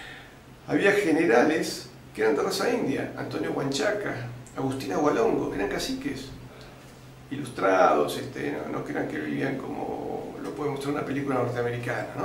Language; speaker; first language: Spanish; native; Spanish